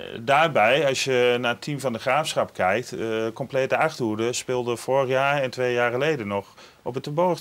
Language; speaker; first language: Dutch; native; Dutch